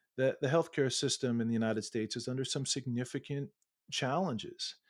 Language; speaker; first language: English; native; English